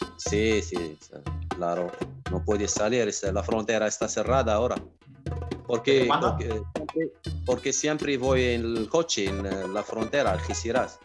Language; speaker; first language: Spanish; non-native, fluent; Arabic